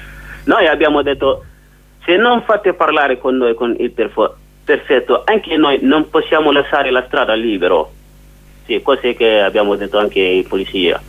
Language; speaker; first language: Italian; non-native, learner; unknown